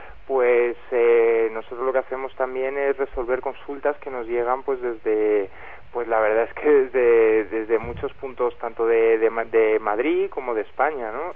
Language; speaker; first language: Spanish; native; Spanish